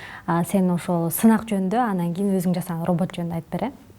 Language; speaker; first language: Kyrgyz; native; Kyrgyz